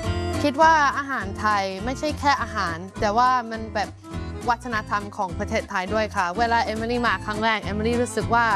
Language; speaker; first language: Thai; non-native, fluent; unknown